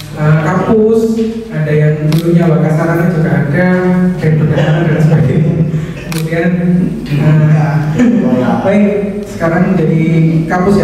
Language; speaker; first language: Indonesian; native; Indonesian